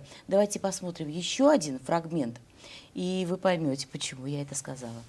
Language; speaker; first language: Russian; native; Russian